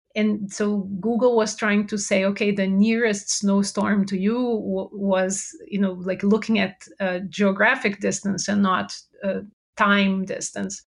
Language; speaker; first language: English; non-native, fluent; Portuguese